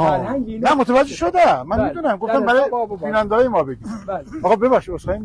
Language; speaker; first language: Persian; native; Persian